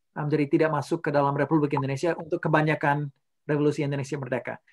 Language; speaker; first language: Indonesian; non-native, fluent; English